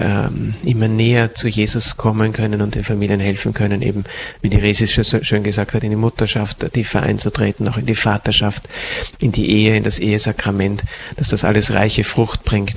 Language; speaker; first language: German; native; German